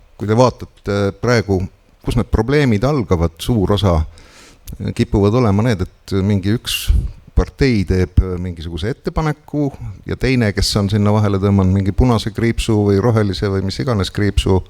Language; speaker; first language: Estonian; native; Estonian